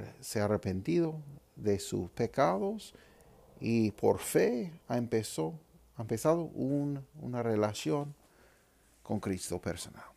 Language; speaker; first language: Spanish; non-native, fluent; English